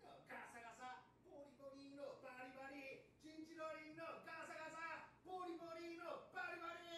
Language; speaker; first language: Japanese; native; Japanese